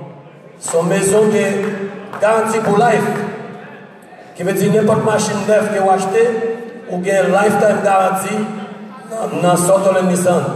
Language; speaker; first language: French; non-native, local second language; Haitian Creole